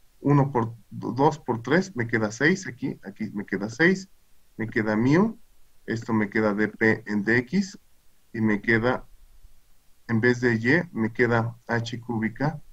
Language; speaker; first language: Spanish; native; Spanish